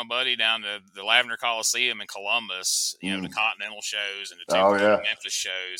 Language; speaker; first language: English; native; English